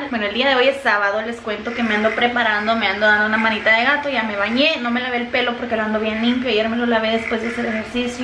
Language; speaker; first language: Spanish; native; Spanish